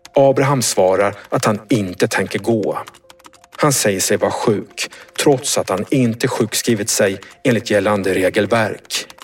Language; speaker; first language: Swedish; native; Swedish